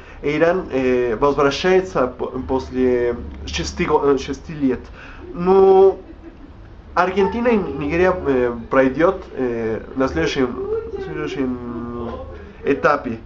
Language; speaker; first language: Russian; non-native, learner; Spanish